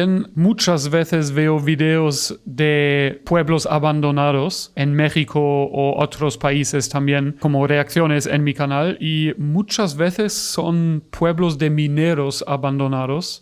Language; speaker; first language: Spanish; non-native, fluent; German